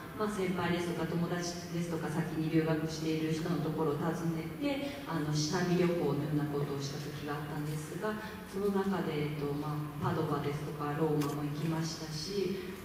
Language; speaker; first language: Japanese; native; Japanese